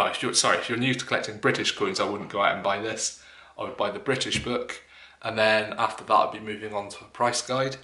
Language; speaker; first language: English; native; English